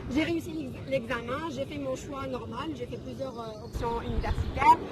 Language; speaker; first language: French; non-native, local second language; Kabyle